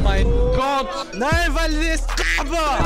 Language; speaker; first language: German; native; German